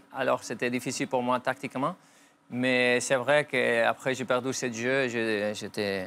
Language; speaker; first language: French; non-native, fluent; Spanish